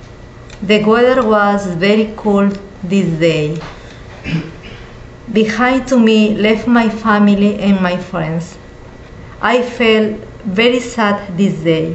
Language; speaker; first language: English; non-native, learner; Spanish